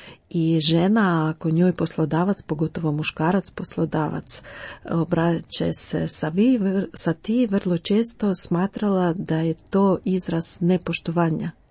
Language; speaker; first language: Croatian; non-native, fluent; Ukrainian